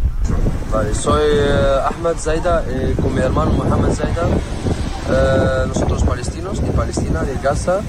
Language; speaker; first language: Spanish; non-native, learner; Arabic